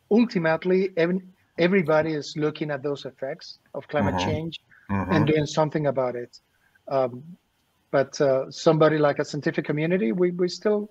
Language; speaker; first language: English; non-native, fluent; Spanish